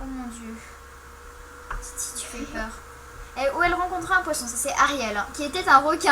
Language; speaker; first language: French; native; French